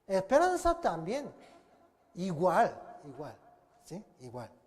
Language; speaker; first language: Spanish; non-native, learner; Korean